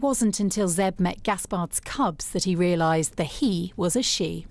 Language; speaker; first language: English; native; English